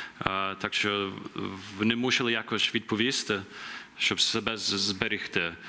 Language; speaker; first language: Ukrainian; early bilingual, heritage; Ukrainian